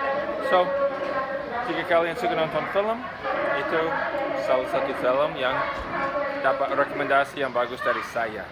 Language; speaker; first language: Indonesian; non-native, fluent; English